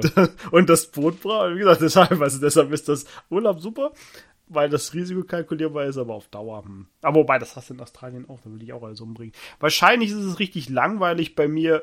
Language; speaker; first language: German; native; German